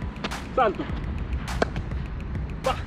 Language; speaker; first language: Italian; non-native, learner; Spanish